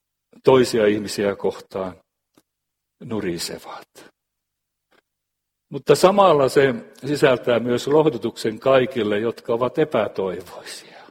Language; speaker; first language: Finnish; native; Finnish